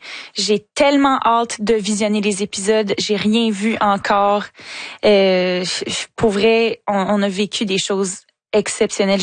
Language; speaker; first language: French; native; French